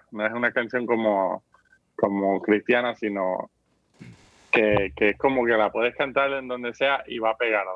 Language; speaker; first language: Spanish; native; Spanish